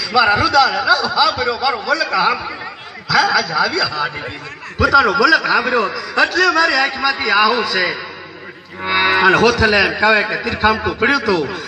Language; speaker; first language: Gujarati; native; Gujarati